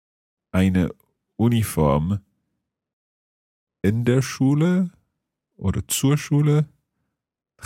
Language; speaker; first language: German; non-native, learner; English